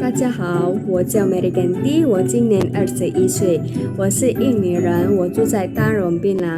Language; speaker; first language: Chinese; non-native, learner; Indonesian